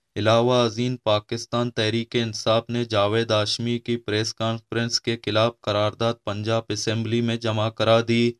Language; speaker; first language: Urdu; non-native, local second language; Baluchi